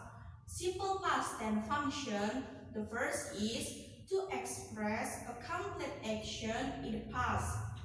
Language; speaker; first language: English; non-native, learner; Indonesian